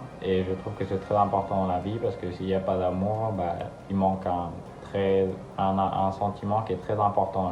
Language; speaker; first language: French; non-native, fluent; Spanish